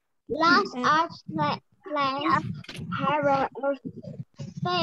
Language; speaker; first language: English; non-native, learner; Vietnamese